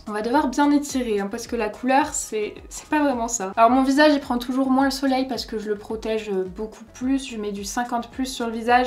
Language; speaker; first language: French; native; French